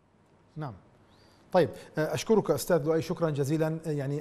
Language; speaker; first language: Arabic; native; Arabic